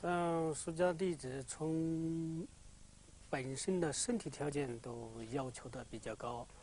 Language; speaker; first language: Chinese; native; Chinese